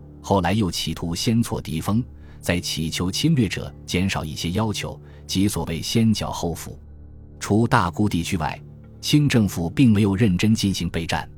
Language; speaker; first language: Chinese; native; Chinese